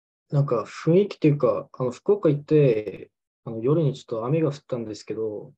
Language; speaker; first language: Japanese; non-native, fluent; Korean